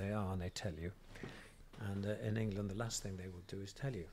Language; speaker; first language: English; native; English